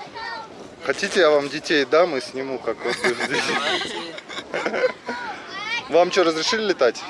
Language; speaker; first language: Russian; native; Russian